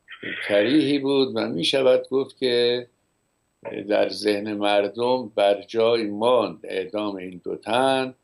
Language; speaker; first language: Persian; native; Persian